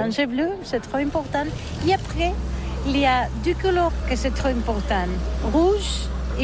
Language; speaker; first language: French; non-native, learner; Catalan